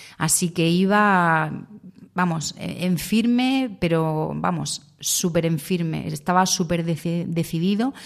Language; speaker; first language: Spanish; native; Spanish